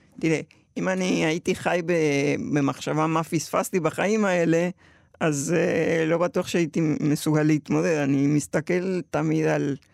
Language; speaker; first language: Hebrew; early bilingual, other home language; Spanish